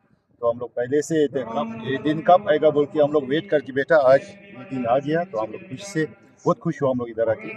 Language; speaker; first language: Hindi; non-native, learner; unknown